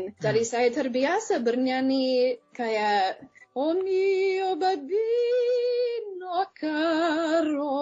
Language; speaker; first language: Indonesian; non-native, fluent; English